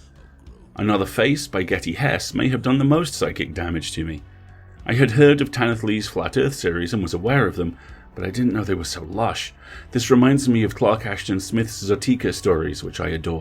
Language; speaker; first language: English; native; English